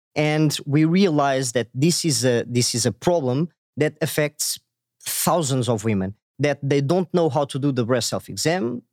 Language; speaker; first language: English; non-native, fluent; Portuguese